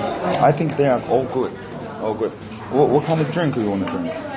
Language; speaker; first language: English; non-native, learner; Korean